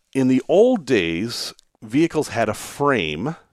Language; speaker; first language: English; native; English